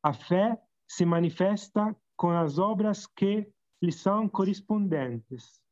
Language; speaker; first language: Portuguese; non-native, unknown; Italian